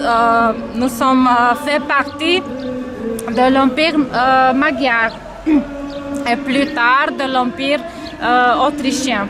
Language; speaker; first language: French; non-native, fluent; Romanian